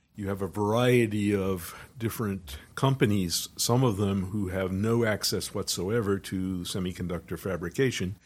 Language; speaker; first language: English; native; English